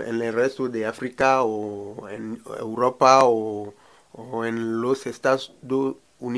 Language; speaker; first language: Spanish; non-native, learner; Ewe